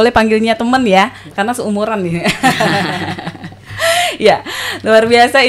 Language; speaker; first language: Indonesian; native; Indonesian